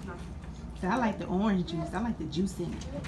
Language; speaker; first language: English; native; English